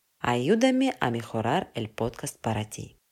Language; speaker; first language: Spanish; non-native, fluent; Russian